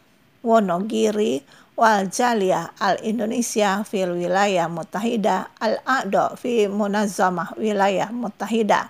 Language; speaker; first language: Arabic; non-native, fluent; Indonesian